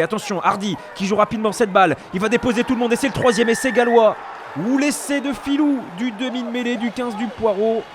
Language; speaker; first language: French; native; French